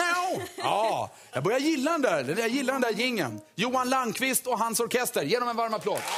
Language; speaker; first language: Swedish; native; Swedish